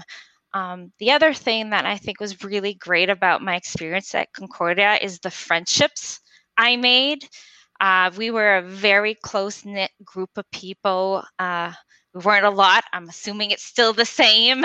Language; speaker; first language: English; non-native, fluent; French